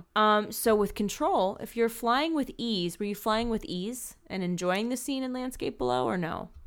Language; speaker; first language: English; native; English